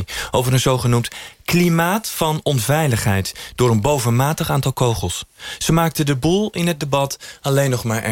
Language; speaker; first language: Dutch; native; Dutch